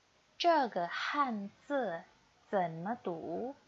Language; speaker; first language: Chinese; non-native, fluent; Indonesian